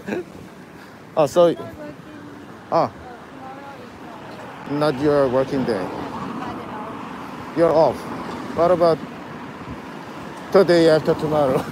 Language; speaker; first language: English; non-native, learner; Korean